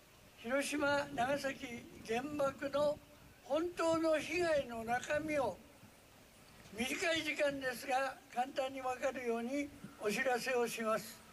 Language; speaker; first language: Japanese; native; Japanese